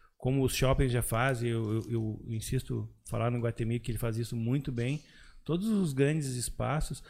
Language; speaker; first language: Portuguese; native; Portuguese